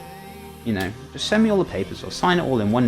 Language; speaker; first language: English; native; English